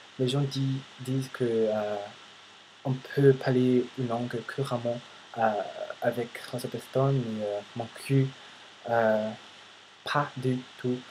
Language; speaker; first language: French; non-native, learner; English